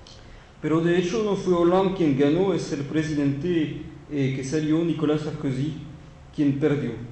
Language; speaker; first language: Spanish; non-native, fluent; French